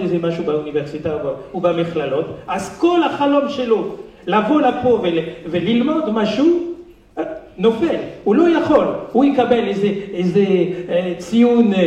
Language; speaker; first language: Hebrew; non-native, fluent; French